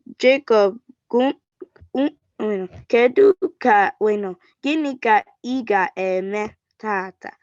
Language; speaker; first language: Igbo; non-native, learner; English